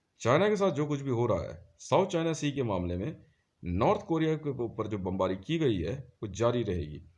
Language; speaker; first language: Hindi; native; Hindi